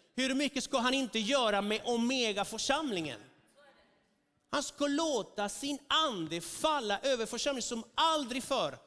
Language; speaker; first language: Swedish; non-native, fluent; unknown